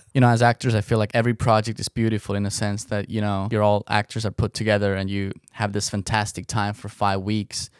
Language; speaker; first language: English; non-native, fluent; Estonian